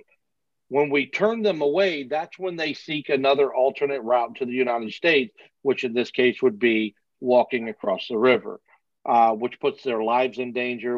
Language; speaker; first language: English; native; English